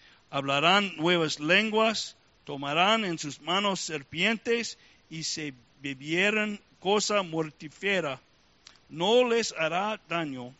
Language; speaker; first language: Spanish; non-native, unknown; English